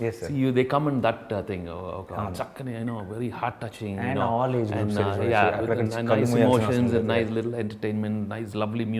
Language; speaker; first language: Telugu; native; Telugu